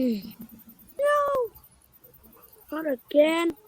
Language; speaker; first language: English; non-native, learner; Vietnamese